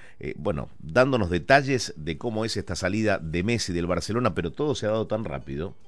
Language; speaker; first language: Spanish; native; Spanish